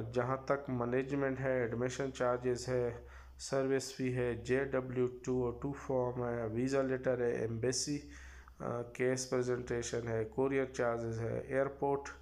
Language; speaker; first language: Urdu; non-native, local second language; Pashto